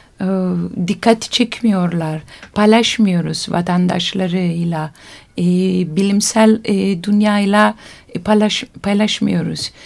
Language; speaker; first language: Turkish; non-native, learner; Italian